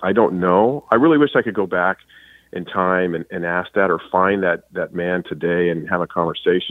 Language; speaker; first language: English; native; English